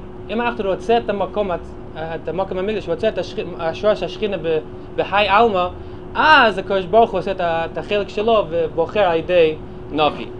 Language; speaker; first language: Hebrew; non-native, fluent; English